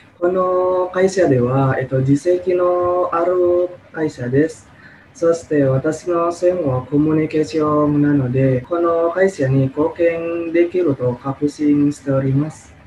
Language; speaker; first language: Japanese; non-native, learner; Indonesian